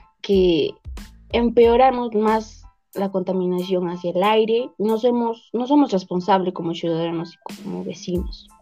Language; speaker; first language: Spanish; native; Spanish